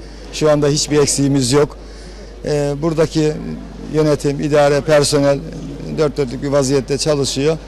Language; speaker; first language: Turkish; native; Turkish